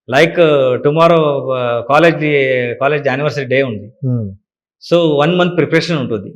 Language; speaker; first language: Telugu; non-native, learner; Kannada